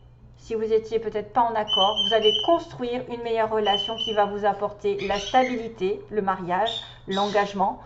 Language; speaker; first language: French; native; French